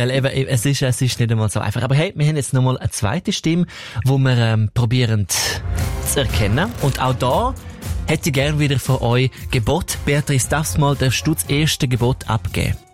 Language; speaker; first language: German; native; German